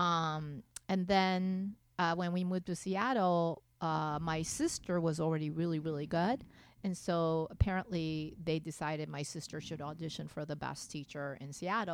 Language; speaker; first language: English; non-native, fluent; Japanese